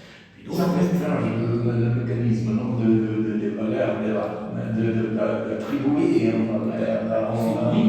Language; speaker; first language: French; non-native, learner; Portuguese